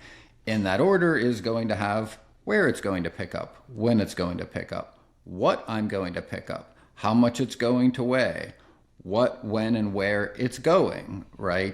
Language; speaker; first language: English; native; English